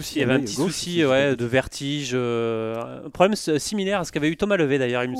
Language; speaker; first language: French; native; French